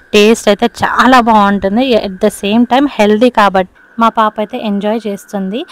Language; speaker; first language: Telugu; non-native, local second language; Lambadi